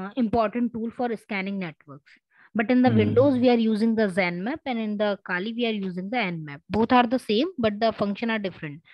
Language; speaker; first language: English; non-native, local second language; Hindi